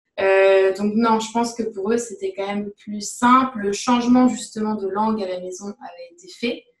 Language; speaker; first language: French; native; French